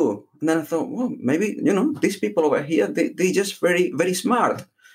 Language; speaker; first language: English; non-native, fluent; Spanish